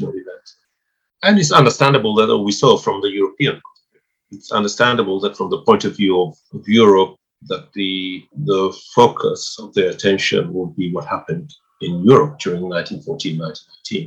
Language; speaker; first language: English; non-native, local second language; Swahili